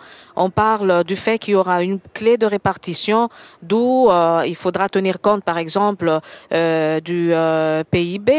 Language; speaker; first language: French; native; French